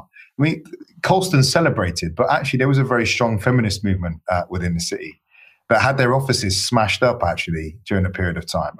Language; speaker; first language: English; native; English